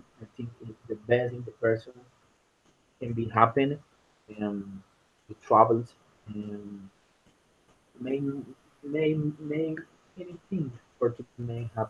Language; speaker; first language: English; non-native, learner; Spanish